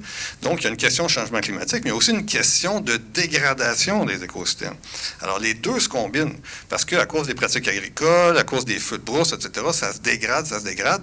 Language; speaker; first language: French; native; French